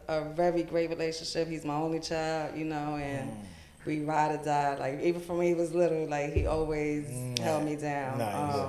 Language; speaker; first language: English; native; English